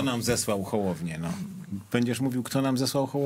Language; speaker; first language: Polish; native; Polish